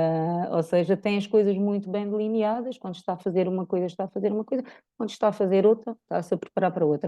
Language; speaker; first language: Portuguese; native; Portuguese